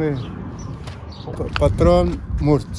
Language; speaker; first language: French; non-native, learner; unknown